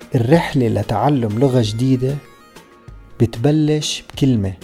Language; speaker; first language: Arabic; native; Arabic